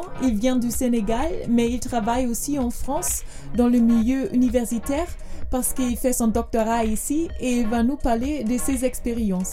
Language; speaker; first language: French; non-native, fluent; German